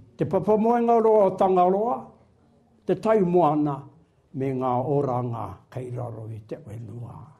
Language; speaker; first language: Māori; native; Māori